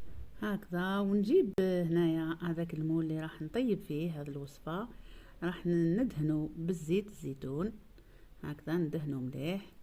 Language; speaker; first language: Arabic; native; Arabic